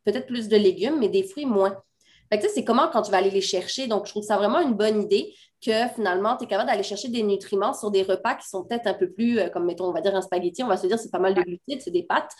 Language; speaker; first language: French; native; French